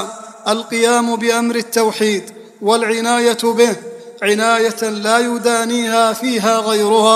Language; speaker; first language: Arabic; native; Arabic